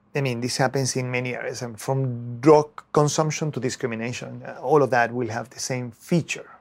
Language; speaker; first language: English; non-native, fluent; Spanish